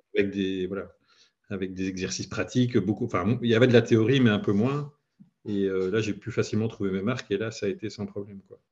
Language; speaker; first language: French; native; French